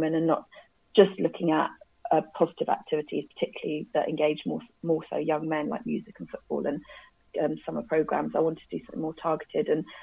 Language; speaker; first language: English; native; English